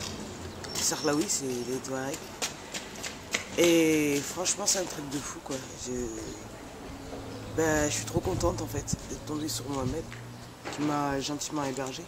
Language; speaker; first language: French; native; French